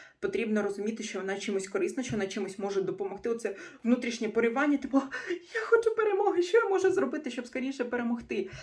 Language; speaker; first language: Ukrainian; non-native, local second language; Russian